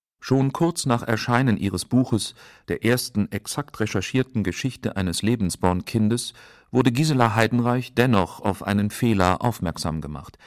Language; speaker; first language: German; native; German